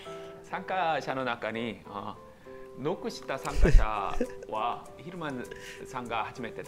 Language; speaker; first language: Japanese; non-native, learner; Korean